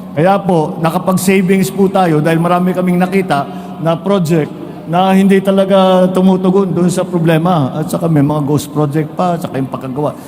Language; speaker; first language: Filipino; native; Filipino